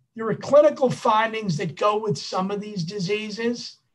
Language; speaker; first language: English; native; English